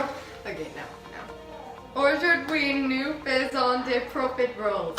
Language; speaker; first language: French; non-native, learner; English